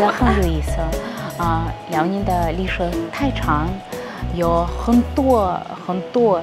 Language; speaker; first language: Chinese; non-native, learner; Russian